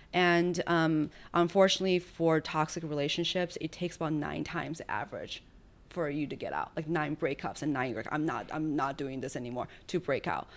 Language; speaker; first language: English; early bilingual, other home language; Chinese